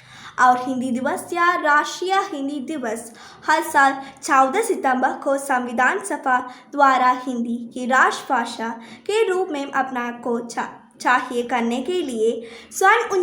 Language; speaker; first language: Hindi; non-native, local second language; Malayalam